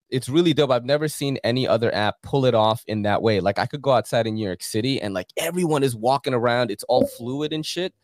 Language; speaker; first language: English; early bilingual, other home language; Filipino